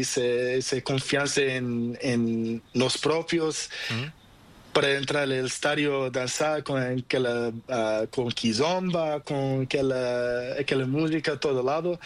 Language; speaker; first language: Spanish; non-native, learner; Portuguese